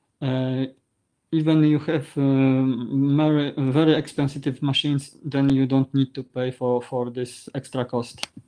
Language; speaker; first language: English; non-native, learner; Polish